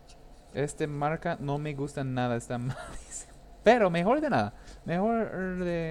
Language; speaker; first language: Spanish; non-native, learner; English